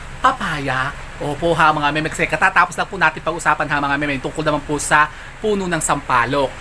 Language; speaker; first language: Filipino; native; Filipino